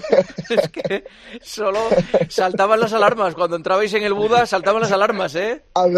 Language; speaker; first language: Spanish; native; Spanish